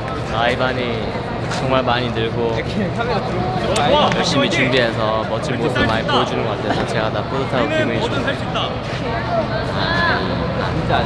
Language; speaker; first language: Korean; native; Korean